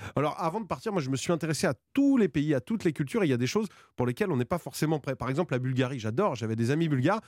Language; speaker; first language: French; native; French